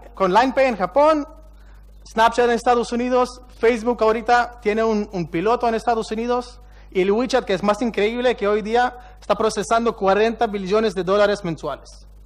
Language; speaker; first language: Spanish; non-native, fluent; Hebrew